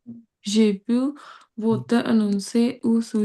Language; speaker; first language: French; non-native, learner; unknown